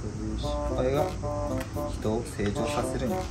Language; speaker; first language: Japanese; native; Japanese